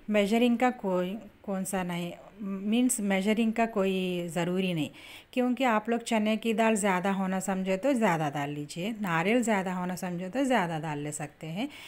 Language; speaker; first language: Hindi; native; Hindi